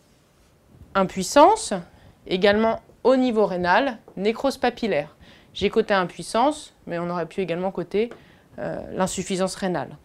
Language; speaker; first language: French; native; French